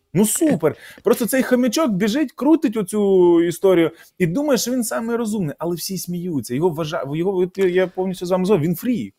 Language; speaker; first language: Ukrainian; native; Ukrainian